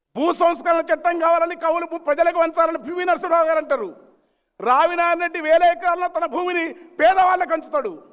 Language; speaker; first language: Telugu; native; Telugu